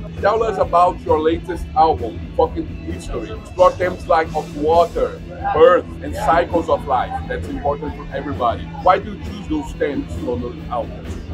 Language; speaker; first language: English; non-native, learner; Portuguese